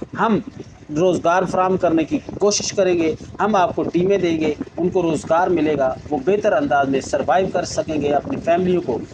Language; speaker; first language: Urdu; native; Urdu